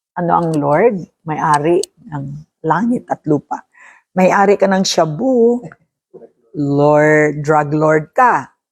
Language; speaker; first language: Filipino; non-native, local second language; Hiligaynon